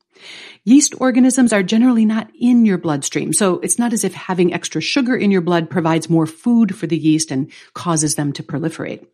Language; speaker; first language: English; native; English